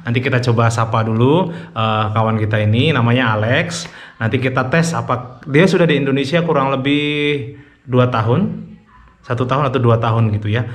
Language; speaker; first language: Indonesian; native; Indonesian